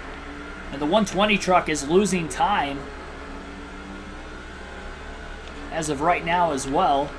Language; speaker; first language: English; native; English